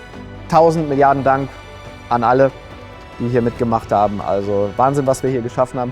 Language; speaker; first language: German; native; German